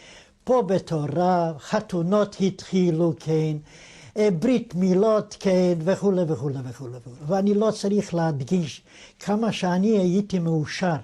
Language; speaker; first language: Hebrew; non-native, fluent; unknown